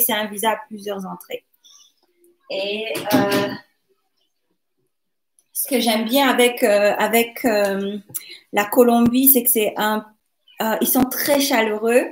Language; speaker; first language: French; non-native, local second language; Lingala